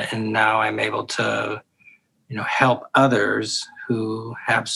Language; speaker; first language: English; native; English